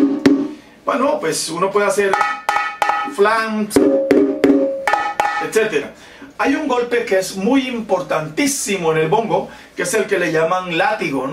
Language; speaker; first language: Spanish; native; Spanish